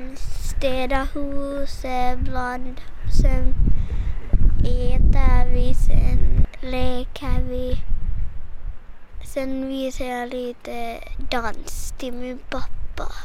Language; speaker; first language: Swedish; early bilingual, other home language; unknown